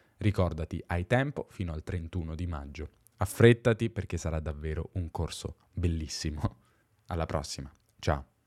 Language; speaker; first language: Italian; native; Italian